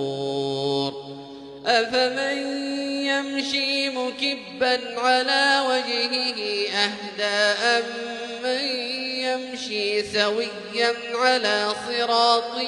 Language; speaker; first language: Arabic; native; Arabic